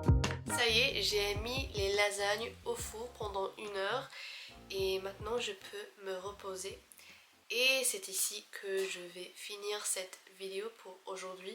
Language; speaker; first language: French; non-native, fluent; English